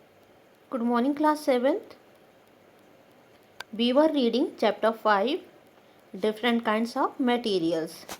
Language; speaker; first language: English; non-native, local second language; Hindi